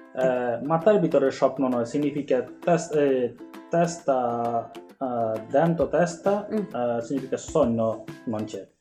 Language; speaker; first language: Italian; non-native, learner; Bangla